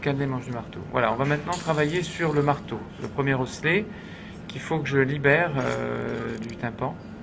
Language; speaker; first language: French; native; French